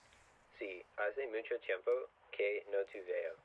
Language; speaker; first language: Spanish; non-native, learner; English